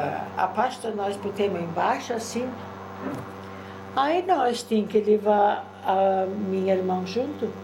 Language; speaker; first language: Portuguese; early bilingual, other home language; German